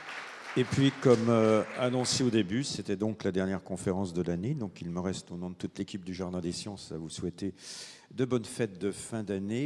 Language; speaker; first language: French; native; French